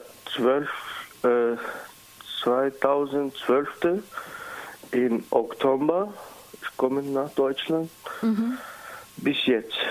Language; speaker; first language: German; non-native, learner; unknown